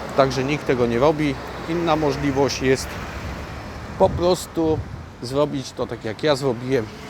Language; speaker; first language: Polish; native; Polish